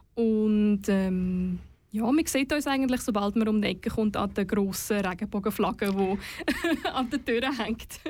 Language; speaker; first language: German; native; German